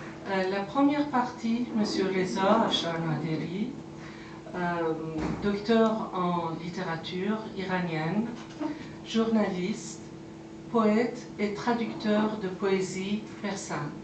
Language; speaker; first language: French; non-native, fluent; Persian